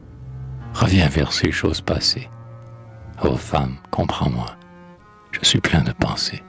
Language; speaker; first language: French; native; French